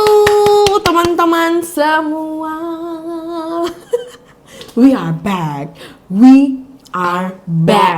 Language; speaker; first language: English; non-native, learner; Indonesian